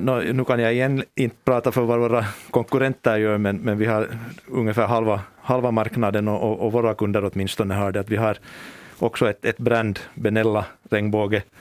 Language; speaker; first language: Swedish; native; Swedish